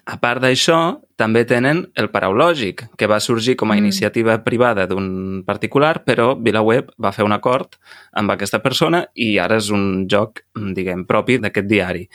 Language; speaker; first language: Catalan; native; Catalan